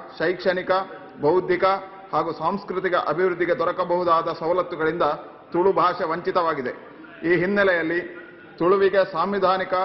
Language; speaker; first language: Kannada; non-native, local second language; Tulu